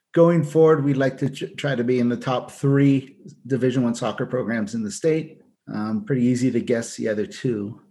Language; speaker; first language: English; native; English